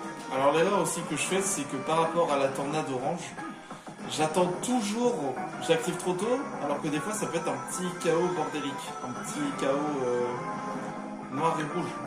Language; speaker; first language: French; native; French